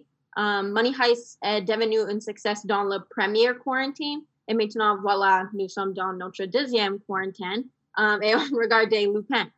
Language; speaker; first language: French; non-native, fluent; English